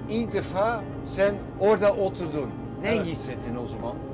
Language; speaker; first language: Turkish; non-native, fluent; Dutch